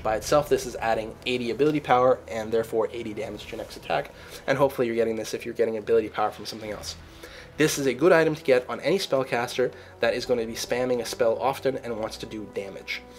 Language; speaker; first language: English; native; English